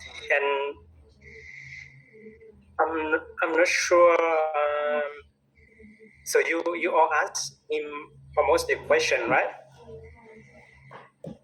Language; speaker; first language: English; non-native, learner; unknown